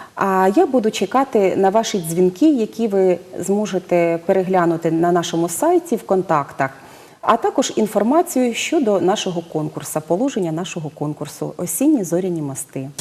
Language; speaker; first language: Ukrainian; native; Ukrainian